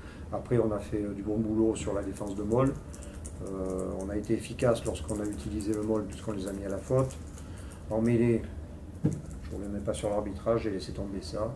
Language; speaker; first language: French; native; French